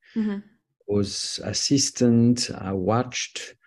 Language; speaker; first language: English; non-native, fluent; French